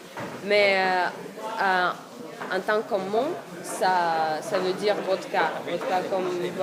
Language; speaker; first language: French; non-native, fluent; Russian